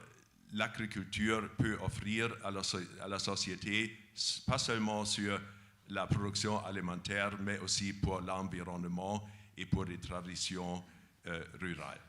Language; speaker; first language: French; non-native, fluent; German